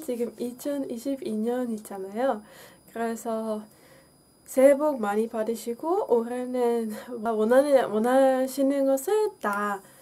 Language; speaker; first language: Korean; non-native, fluent; Dutch